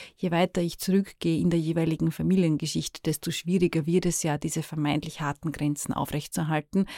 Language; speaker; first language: German; native; German